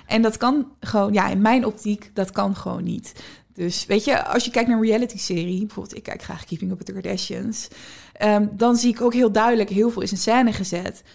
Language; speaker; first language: Dutch; native; Dutch